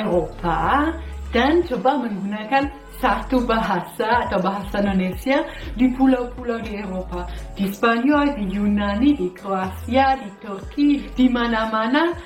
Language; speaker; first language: Indonesian; non-native, fluent; German